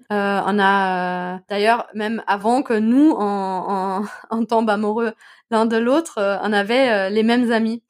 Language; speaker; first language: French; non-native, fluent; German